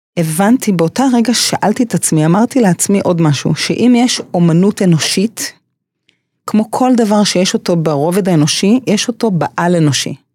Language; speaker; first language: Hebrew; early bilingual, other home language; English